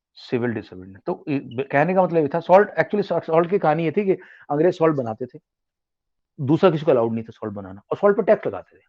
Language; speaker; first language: Hindi; native; Hindi